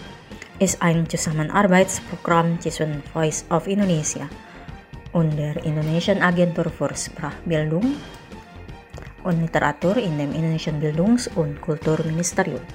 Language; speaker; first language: German; non-native, fluent; Indonesian